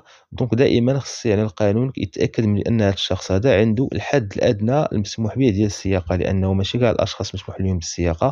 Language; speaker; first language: Arabic; native; Arabic